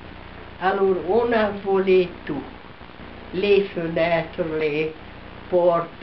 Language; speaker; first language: French; non-native, fluent; Hungarian